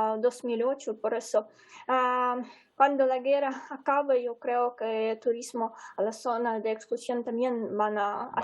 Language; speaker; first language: Spanish; non-native, fluent; Ukrainian